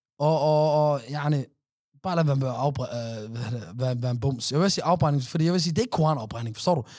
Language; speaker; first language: Danish; native; Danish